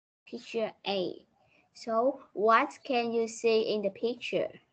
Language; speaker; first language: English; non-native, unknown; Vietnamese